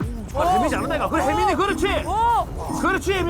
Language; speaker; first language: Korean; non-native, learner; English